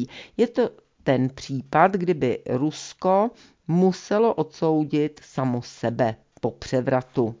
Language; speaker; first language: Czech; native; Czech